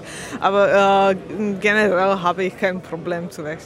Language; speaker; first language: German; non-native, learner; Slovak